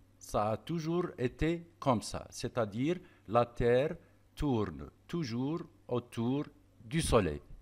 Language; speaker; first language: French; non-native, local second language; Arabic